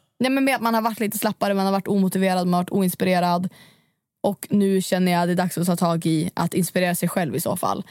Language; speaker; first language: Swedish; native; Swedish